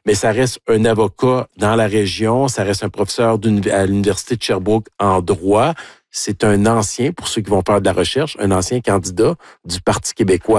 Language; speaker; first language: French; native; French